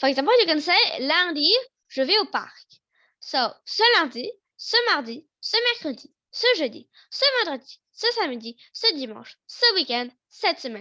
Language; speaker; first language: French; non-native, fluent; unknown